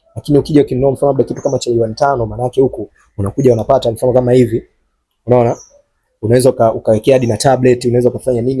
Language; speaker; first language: Swahili; native; Swahili